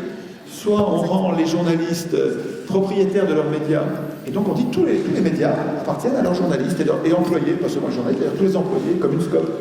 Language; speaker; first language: French; native; French